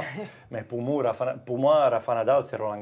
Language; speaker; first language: French; non-native, fluent; Croatian